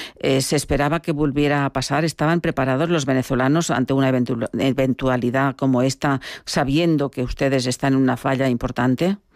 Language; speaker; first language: Spanish; native; Spanish